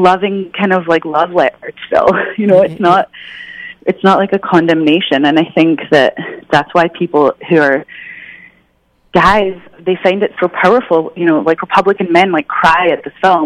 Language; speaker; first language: English; native; English